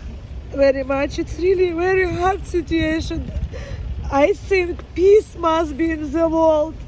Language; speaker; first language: English; non-native, learner; Ukrainian